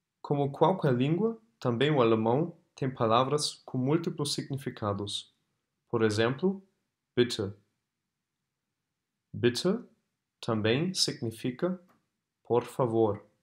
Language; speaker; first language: Portuguese; non-native, fluent; German